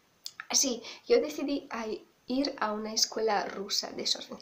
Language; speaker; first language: Spanish; non-native, fluent; Russian